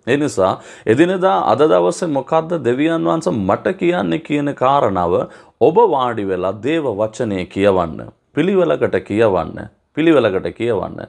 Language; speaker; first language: Sinhala; non-native, local second language; Tamil